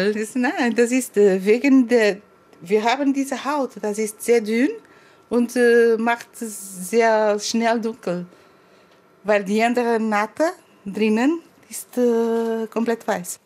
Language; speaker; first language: German; non-native, learner; Portuguese